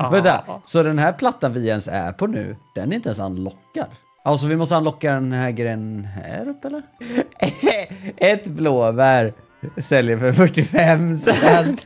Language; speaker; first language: Swedish; native; Swedish